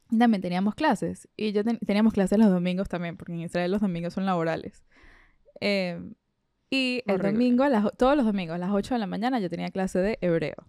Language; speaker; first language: Spanish; native; Spanish